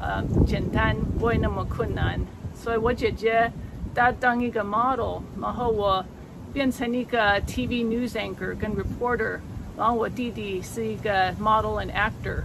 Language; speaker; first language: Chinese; early bilingual, other home language; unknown